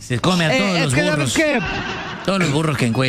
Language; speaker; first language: Spanish; native; Spanish